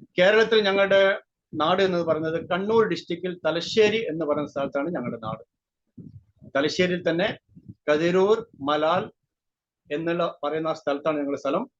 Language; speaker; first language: Malayalam; native; Malayalam